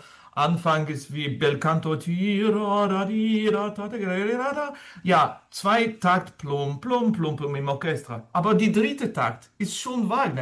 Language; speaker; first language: German; non-native, fluent; French